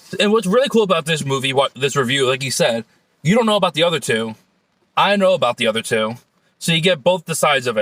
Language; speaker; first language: English; native; English